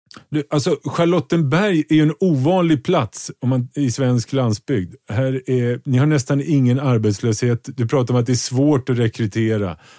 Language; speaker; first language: Swedish; native; Swedish